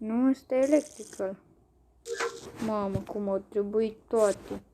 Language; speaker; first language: Romanian; native; Romanian